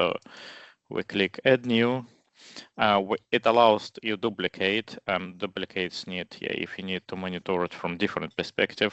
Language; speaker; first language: English; non-native, fluent; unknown